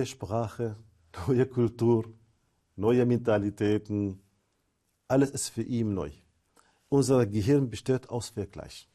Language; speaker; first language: German; non-native, fluent; Arabic